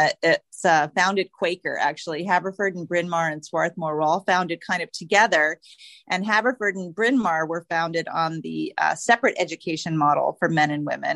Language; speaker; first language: English; native; English